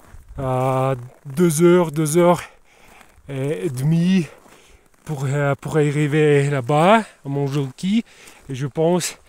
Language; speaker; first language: French; non-native, learner; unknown